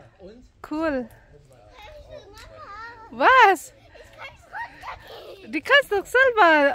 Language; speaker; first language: German; non-native, learner; Filipino